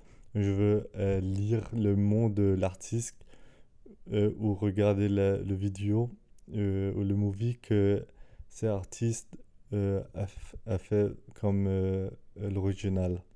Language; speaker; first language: French; non-native, fluent; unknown